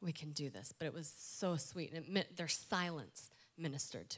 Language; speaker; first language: English; native; English